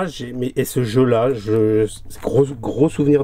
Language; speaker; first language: French; native; French